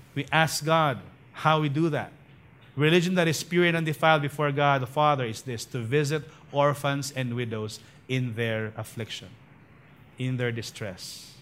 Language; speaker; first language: English; non-native, local second language; Filipino